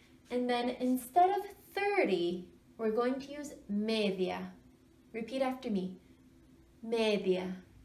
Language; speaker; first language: English; native; English